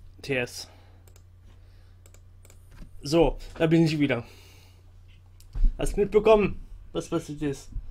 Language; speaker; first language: German; native; German